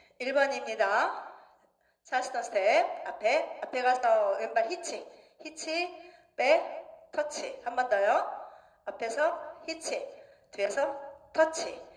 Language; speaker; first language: Korean; native; Korean